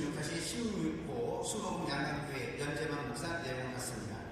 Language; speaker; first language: Korean; native; Korean